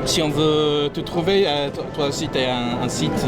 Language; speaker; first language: French; non-native, fluent; English